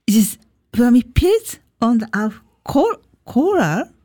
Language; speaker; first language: German; non-native, learner; Japanese